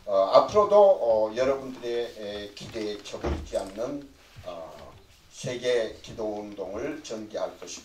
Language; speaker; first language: Korean; native; Korean